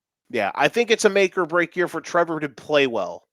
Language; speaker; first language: English; native; English